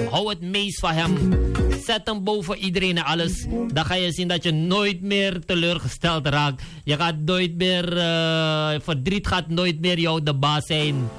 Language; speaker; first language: Dutch; native; Dutch